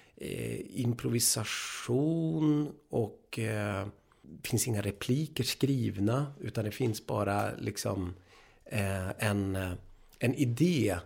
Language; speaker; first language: Swedish; native; Swedish